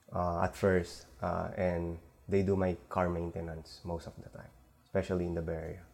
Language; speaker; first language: English; non-native, local second language; Filipino